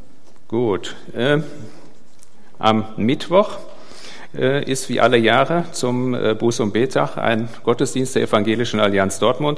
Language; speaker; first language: German; native; German